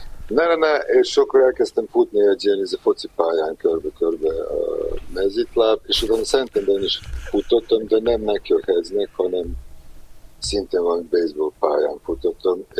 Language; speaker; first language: Hungarian; non-native, fluent; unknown